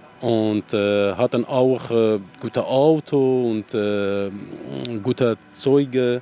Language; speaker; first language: German; non-native, learner; Arabic